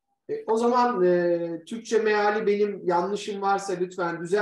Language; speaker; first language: Turkish; native; Turkish